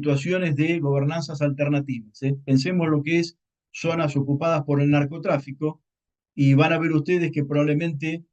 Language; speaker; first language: Spanish; native; Spanish